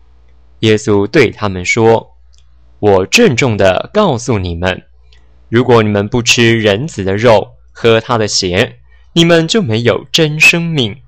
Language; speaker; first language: Chinese; native; Chinese